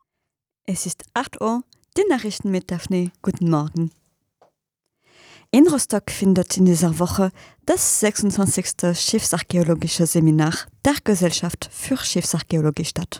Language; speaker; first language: German; non-native, fluent; French